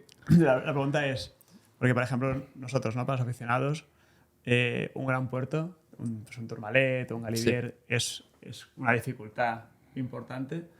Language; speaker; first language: Spanish; native; Spanish